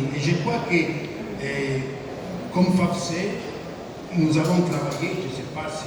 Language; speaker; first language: French; non-native, fluent; Italian